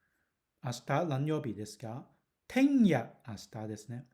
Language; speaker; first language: Japanese; non-native, learner; Cantonese